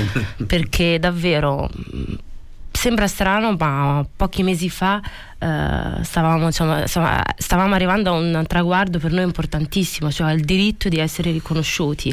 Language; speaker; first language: Italian; early bilingual, other home language; Arabic